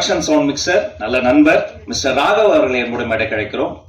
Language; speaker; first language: Tamil; native; Tamil